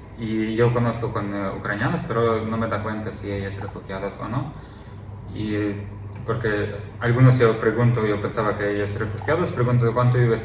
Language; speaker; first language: Spanish; non-native, learner; Ukrainian